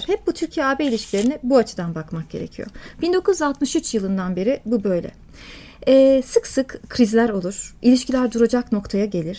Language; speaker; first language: Turkish; native; Turkish